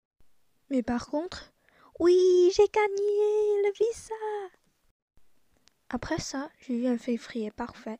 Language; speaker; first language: French; non-native, learner; Chinese